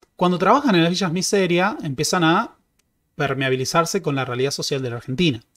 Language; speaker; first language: Spanish; native; Spanish